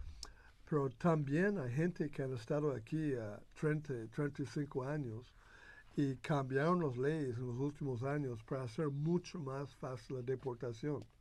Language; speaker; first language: Spanish; non-native, fluent; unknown